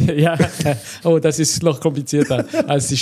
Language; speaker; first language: German; non-native, fluent; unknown